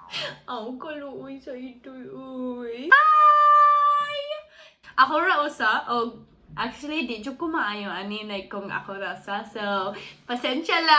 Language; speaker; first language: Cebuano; non-native, learner; English